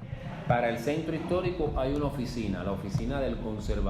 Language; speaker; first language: Spanish; native; Spanish